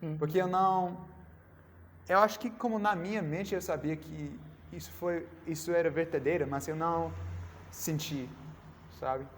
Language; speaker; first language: Portuguese; non-native, learner; English